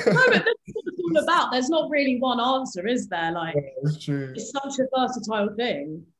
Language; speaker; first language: English; native; English